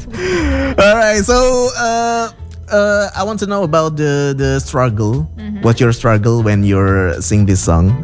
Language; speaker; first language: English; non-native, learner; Indonesian